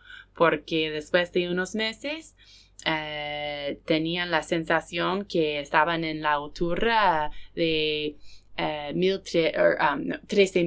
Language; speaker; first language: Spanish; non-native, fluent; English